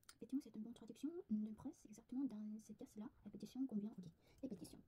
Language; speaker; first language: French; non-native, learner; Korean